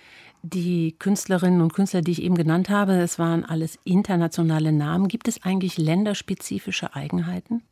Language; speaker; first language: German; native; German